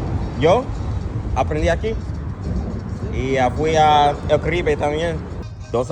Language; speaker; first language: Spanish; non-native, learner; English